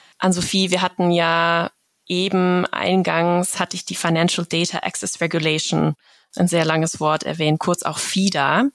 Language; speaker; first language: German; native; German